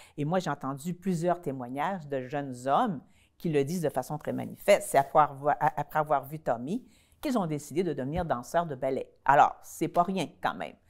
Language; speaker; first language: French; native; French